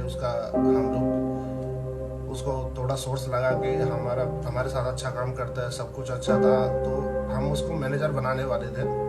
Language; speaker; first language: Hindi; native; Hindi